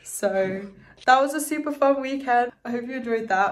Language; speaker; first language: English; early bilingual, other home language; French